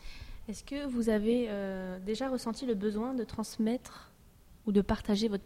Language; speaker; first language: French; native; French